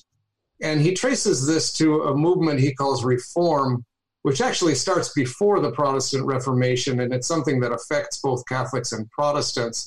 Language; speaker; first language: English; native; English